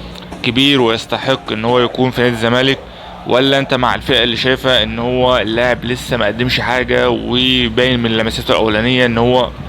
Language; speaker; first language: Arabic; native; Arabic